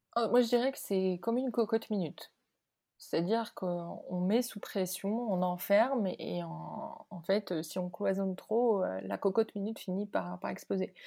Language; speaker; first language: French; non-native, local second language; Arabic